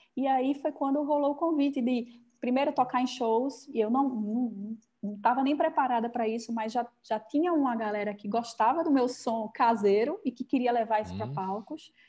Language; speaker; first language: Portuguese; native; Portuguese